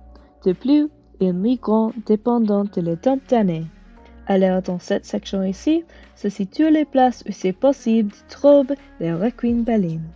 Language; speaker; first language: French; non-native, learner; English